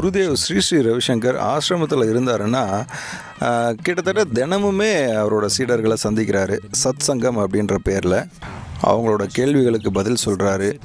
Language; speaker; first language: Tamil; native; Tamil